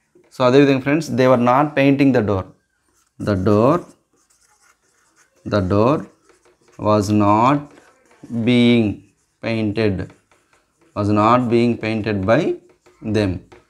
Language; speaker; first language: English; non-native, local second language; Telugu